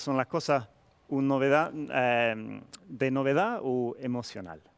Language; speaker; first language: Spanish; non-native, fluent; English